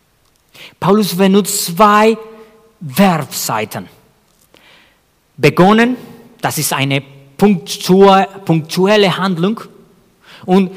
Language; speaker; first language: German; non-native, fluent; Spanish